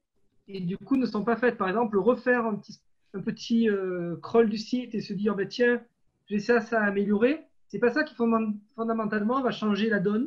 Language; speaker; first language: French; native; French